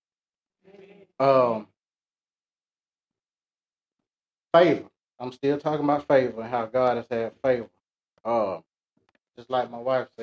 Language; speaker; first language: English; native; English